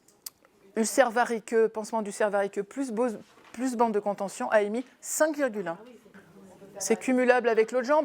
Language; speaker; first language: French; native; French